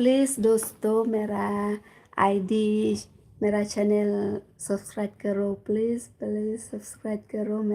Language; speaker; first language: Hindi; non-native, local second language; Khasi